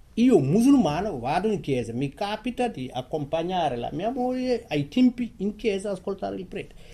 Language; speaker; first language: Italian; non-native, fluent; Wolof